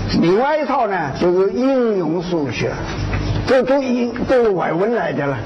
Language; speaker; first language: Chinese; non-native, local second language; Wu Chinese